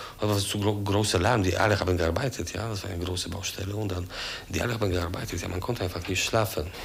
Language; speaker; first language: German; non-native, learner; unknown